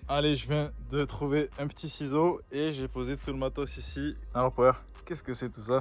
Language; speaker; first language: French; native; French